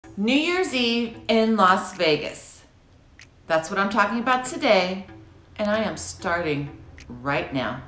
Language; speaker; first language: English; native; English